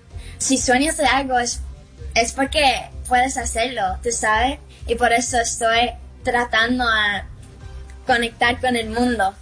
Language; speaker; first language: Spanish; early bilingual, heritage; Spanish